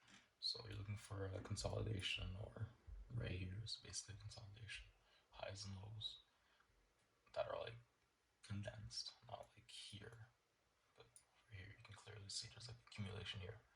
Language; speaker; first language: English; native; English